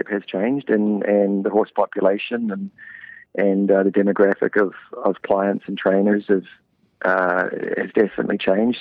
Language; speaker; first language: English; native; English